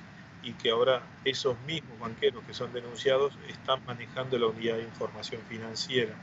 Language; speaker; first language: Spanish; native; Spanish